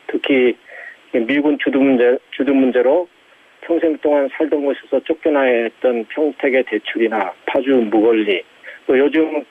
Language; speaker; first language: Korean; native; Korean